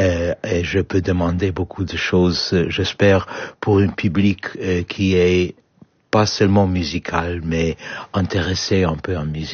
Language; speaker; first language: French; non-native, fluent; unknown